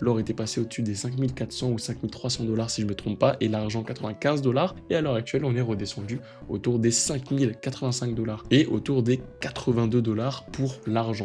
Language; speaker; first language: French; native; French